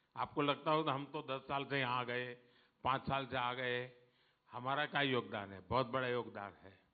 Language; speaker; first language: Hindi; non-native, local second language; Gujarati